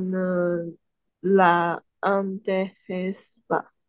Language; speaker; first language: French; non-native, learner; Chinese